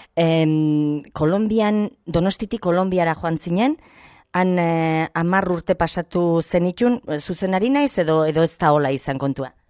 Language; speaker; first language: Basque; native; Basque